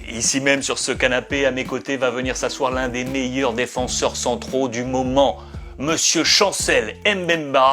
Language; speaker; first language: French; native; French